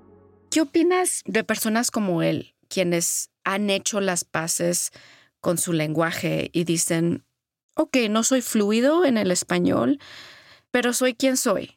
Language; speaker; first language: Spanish; early bilingual, heritage; Spanish